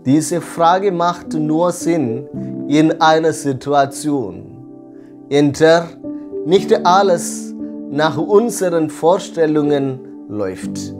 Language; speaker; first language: German; non-native, fluent; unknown